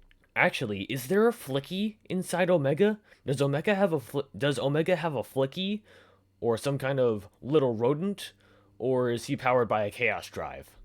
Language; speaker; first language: English; native; English